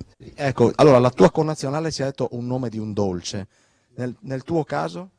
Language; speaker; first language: Italian; native; Italian